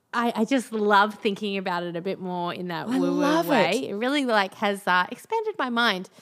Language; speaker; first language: English; native; English